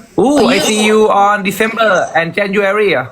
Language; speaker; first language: English; non-native, learner; Thai